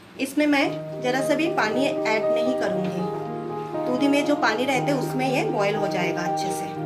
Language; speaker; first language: Hindi; non-native, local second language; Bangla